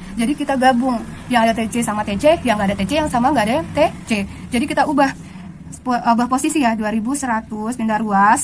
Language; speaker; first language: Indonesian; native; Indonesian